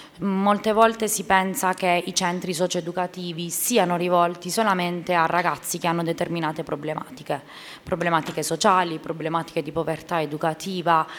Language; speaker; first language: Italian; native; Italian